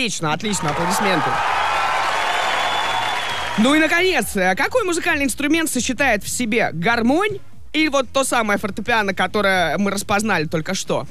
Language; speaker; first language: Russian; native; Russian